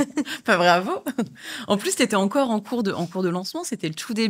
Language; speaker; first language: French; native; French